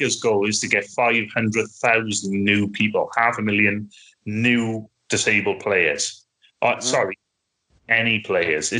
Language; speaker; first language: English; native; English